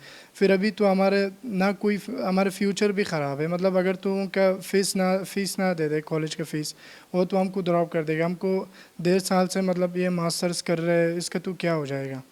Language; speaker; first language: Hindi; non-native, learner; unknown